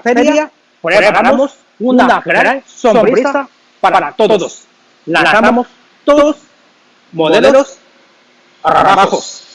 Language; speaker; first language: Spanish; non-native, learner; Chinese